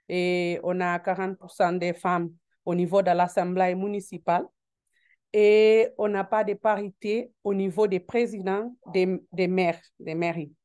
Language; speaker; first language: French; non-native, learner; Portuguese